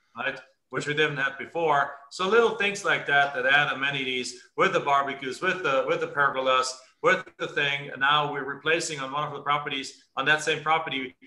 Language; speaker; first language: English; non-native, fluent; German